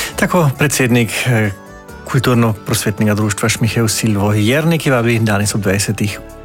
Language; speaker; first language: Slovenian; native; Slovenian